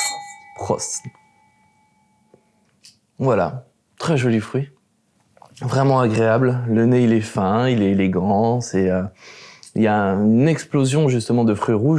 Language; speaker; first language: French; native; French